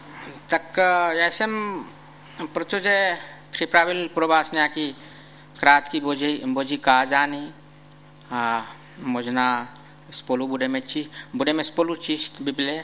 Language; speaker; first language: Czech; non-native, fluent; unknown